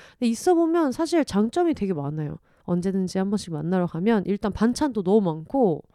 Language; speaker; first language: Korean; native; Korean